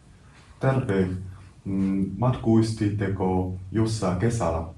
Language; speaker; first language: Finnish; non-native, fluent; Chinese